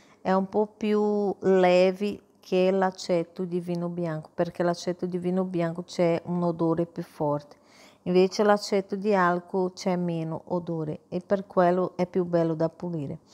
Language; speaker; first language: Italian; non-native, fluent; Portuguese